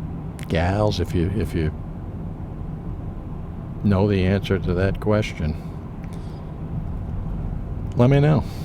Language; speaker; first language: English; native; English